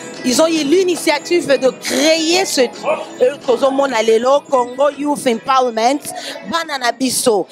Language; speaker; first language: French; non-native, local second language; Lingala